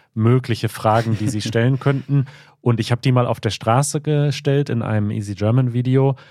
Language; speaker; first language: German; native; German